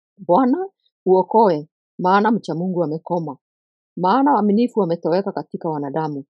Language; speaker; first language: Swahili; non-native, local second language; Kikuyu